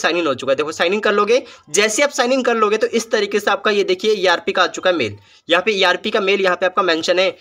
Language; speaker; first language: Hindi; native; Hindi